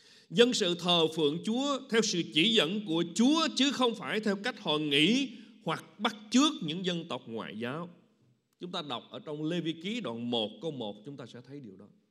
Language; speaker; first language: Vietnamese; native; Vietnamese